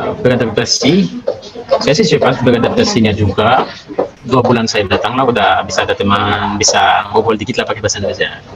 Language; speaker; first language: Indonesian; non-native, fluent; Malagasy